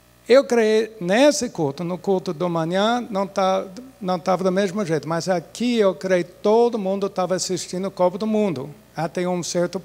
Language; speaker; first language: Portuguese; non-native, fluent; English